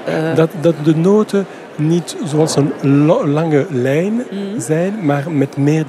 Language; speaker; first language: Dutch; non-native, fluent; French